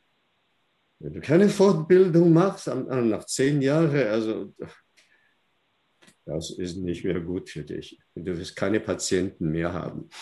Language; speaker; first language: German; non-native, fluent; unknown